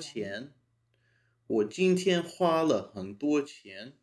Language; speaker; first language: Chinese; non-native, learner; English